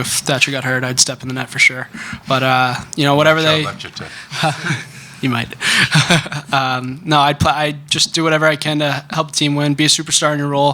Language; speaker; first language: English; native; English